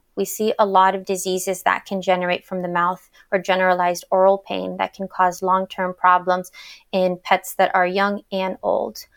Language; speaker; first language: English; native; English